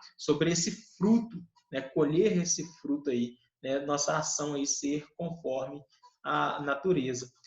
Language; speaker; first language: Portuguese; native; Portuguese